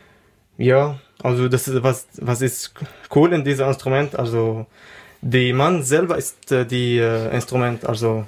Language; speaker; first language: German; non-native, learner; Arabic